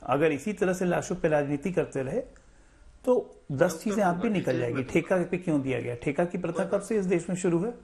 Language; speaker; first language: Hindi; native; Hindi